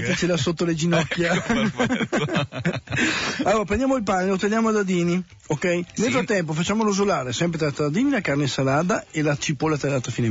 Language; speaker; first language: Italian; native; Italian